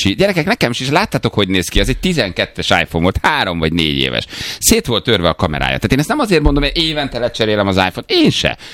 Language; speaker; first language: Hungarian; native; Hungarian